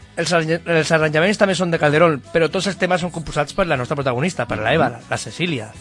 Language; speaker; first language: Catalan; non-native, local second language; Spanish